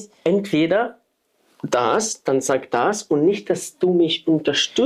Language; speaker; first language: German; non-native, fluent; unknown